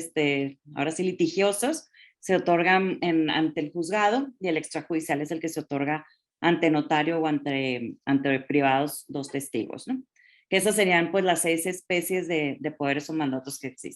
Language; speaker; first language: Spanish; native; Spanish